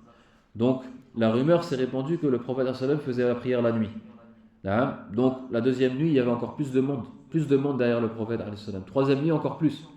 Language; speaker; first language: French; native; French